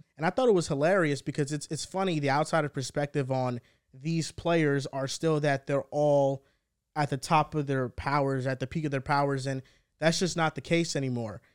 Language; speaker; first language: English; early bilingual, heritage; Spanish